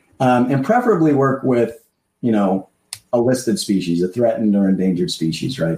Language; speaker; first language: English; native; English